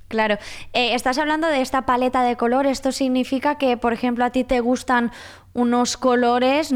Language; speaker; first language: Spanish; non-native, local second language; Catalan